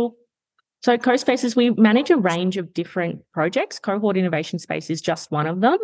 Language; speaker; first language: English; native; English